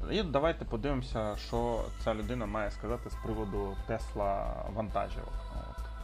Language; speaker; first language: Ukrainian; non-native, local second language; Russian